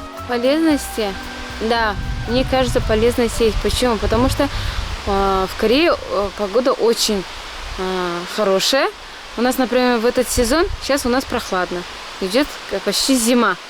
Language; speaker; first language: Russian; non-native, local second language; Kazakh